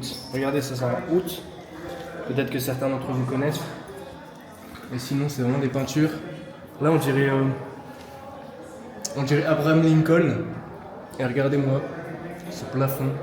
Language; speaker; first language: French; native; French